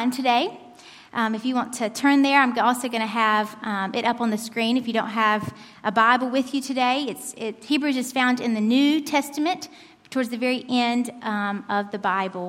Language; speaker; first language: English; native; English